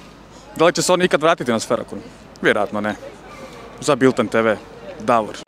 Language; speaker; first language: Croatian; native; Croatian